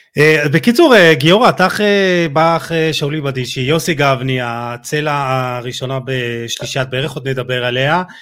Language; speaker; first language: Hebrew; native; Hebrew